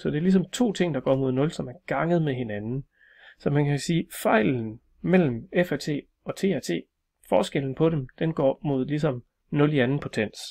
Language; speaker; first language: Danish; native; Danish